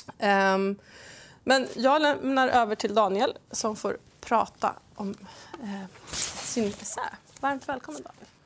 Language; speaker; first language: Swedish; native; Swedish